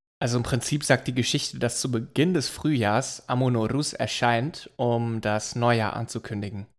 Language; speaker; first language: German; native; German